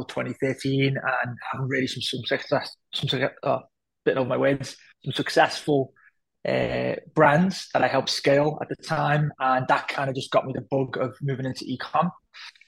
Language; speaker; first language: English; native; English